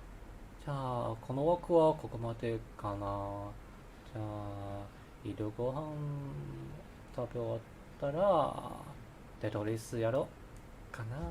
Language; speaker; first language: Japanese; non-native, learner; Chinese